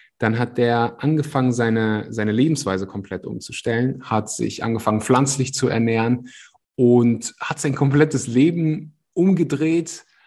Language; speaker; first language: German; early bilingual, other home language; Russian